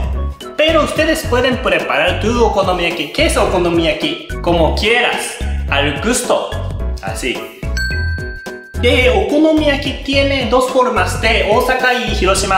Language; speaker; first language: Spanish; non-native, learner; Japanese